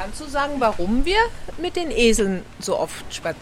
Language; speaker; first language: German; native; German